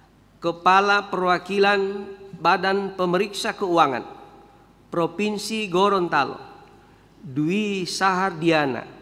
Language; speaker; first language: Indonesian; native; Indonesian